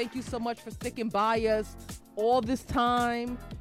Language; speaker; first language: English; native; English